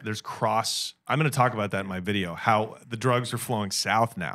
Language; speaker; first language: English; native; English